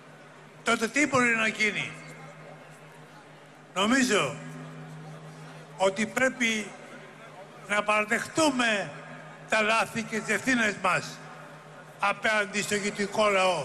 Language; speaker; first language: Greek; native; Greek